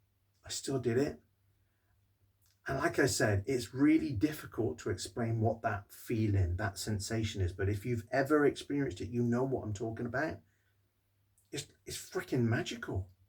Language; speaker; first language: English; native; English